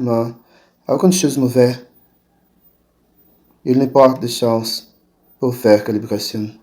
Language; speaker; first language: French; non-native, learner; Portuguese